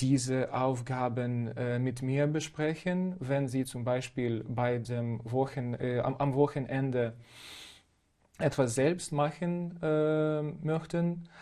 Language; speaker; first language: German; non-native, fluent; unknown